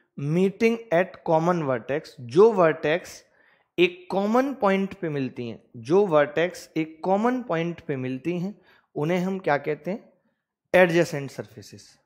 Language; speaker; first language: Hindi; native; Hindi